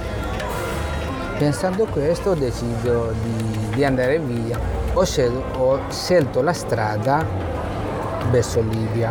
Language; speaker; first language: Italian; non-native, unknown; Bangla